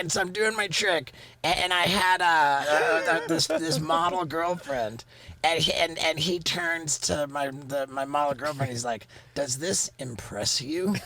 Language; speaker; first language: English; native; English